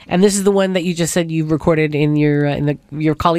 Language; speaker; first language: English; native; English